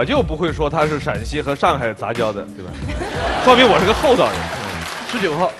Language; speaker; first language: Chinese; native; Chinese